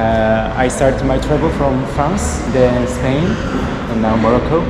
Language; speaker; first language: English; non-native, learner; Korean